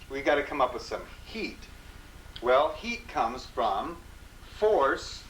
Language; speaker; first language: English; native; English